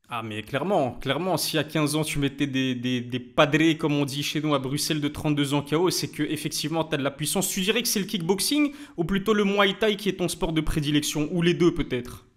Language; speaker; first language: French; native; French